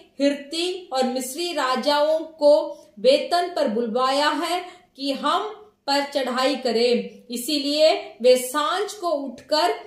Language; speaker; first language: Hindi; non-native, local second language; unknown